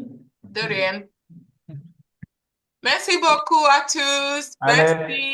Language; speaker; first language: French; non-native, learner; English